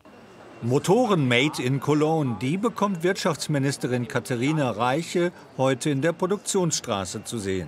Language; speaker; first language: German; native; German